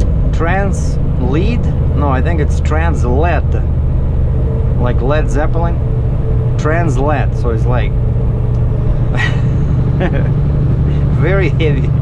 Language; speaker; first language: English; non-native, fluent; Russian